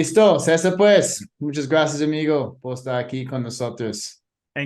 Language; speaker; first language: Spanish; non-native, fluent; English